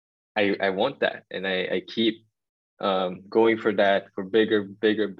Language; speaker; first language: English; non-native, local second language; Filipino